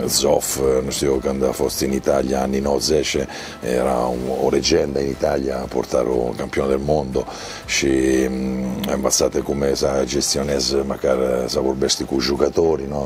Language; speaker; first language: Romanian; non-native, learner; Italian